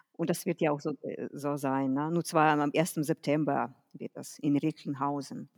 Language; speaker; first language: German; non-native, fluent; Russian